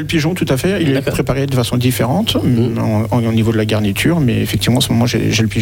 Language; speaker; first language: French; native; French